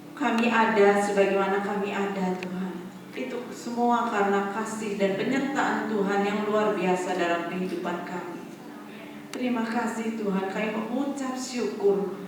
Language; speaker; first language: Indonesian; native; Indonesian